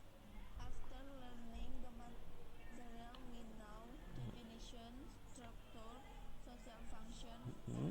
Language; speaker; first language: English; non-native, learner; Indonesian